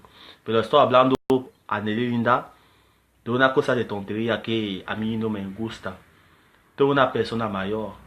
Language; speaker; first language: Spanish; non-native, learner; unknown